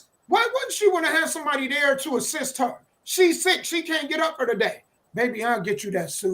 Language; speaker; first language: English; native; English